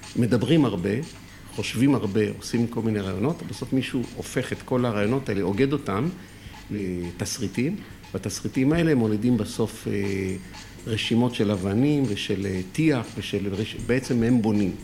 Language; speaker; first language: Hebrew; early bilingual, other home language; French